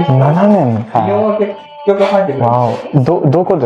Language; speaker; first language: Japanese; non-native, learner; Telugu